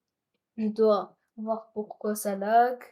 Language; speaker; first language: French; non-native, local second language; Arabic